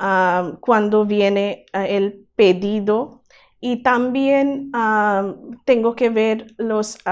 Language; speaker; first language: Spanish; non-native, learner; Bangla